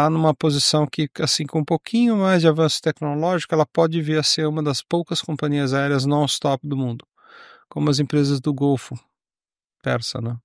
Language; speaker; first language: Portuguese; native; Portuguese